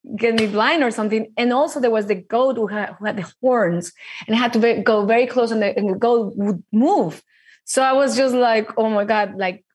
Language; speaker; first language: English; non-native, fluent; Spanish